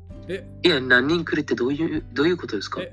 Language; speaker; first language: Japanese; non-native, fluent; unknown